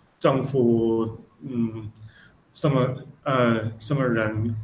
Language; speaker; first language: Chinese; non-native, learner; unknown